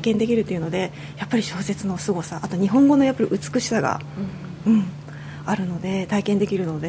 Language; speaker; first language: Japanese; native; Japanese